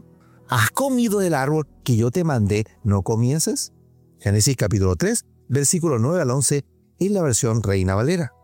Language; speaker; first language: Spanish; native; Spanish